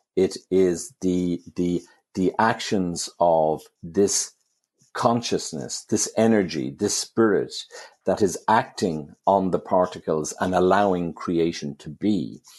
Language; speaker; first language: English; native; English